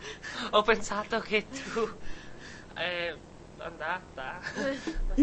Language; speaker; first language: Italian; non-native, learner; English